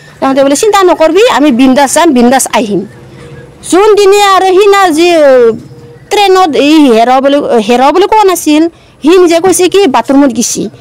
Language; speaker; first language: Assamese; non-native, local second language; Bodo